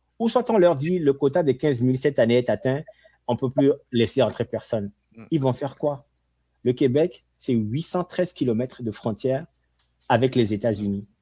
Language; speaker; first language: French; non-native, local second language; Ewe